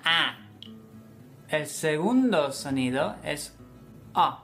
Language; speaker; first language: Spanish; non-native, fluent; English